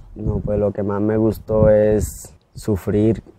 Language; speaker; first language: Spanish; native; Spanish